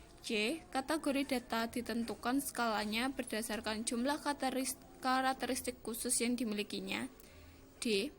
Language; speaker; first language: Indonesian; native; Indonesian